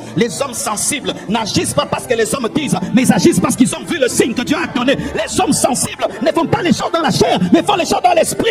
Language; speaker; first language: French; non-native, local second language; Lingala